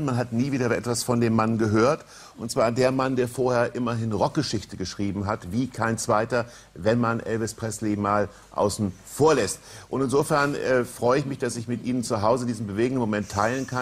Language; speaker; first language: German; native; German